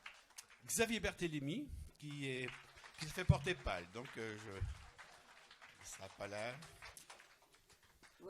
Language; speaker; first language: French; native; French